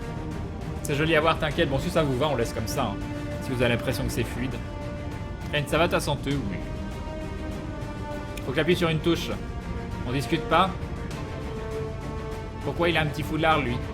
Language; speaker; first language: French; native; French